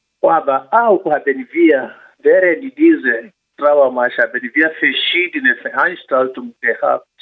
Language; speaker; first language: German; non-native, learner; Swahili